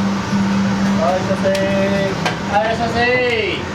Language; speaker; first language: Japanese; native; Japanese